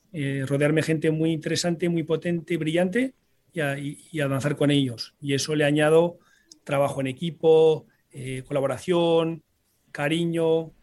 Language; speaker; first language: Spanish; early bilingual, heritage; Spanish